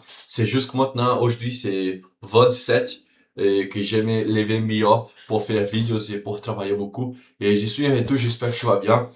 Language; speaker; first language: French; non-native, learner; Portuguese